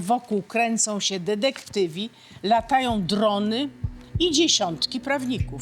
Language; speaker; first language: Polish; native; Polish